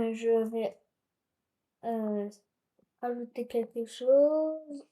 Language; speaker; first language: French; non-native, local second language; Arabic